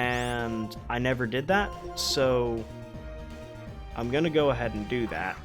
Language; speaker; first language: English; native; English